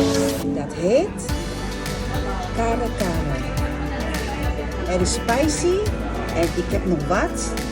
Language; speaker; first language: Dutch; non-native, fluent; Indonesian